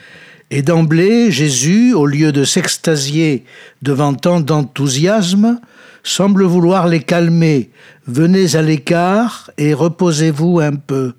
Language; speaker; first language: French; native; French